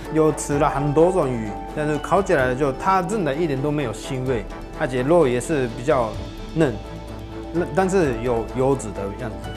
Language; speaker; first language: Chinese; non-native, fluent; Japanese